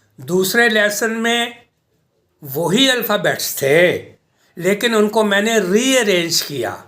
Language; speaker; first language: Urdu; native; Urdu